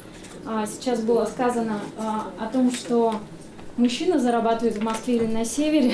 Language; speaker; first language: Russian; native; Russian